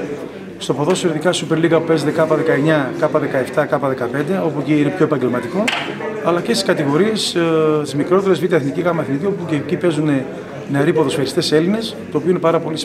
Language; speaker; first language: Greek; native; Greek